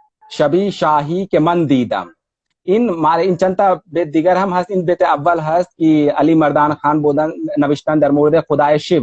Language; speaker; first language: Persian; non-native, learner; Hindi